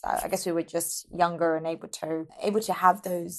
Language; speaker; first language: English; native; English